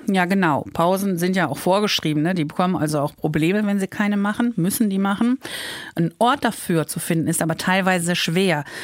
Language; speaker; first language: German; native; German